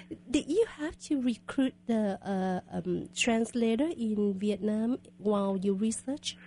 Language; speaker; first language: English; non-native, fluent; Vietnamese